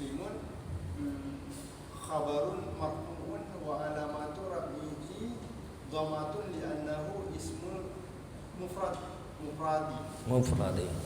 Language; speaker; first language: Arabic; non-native, learner; Indonesian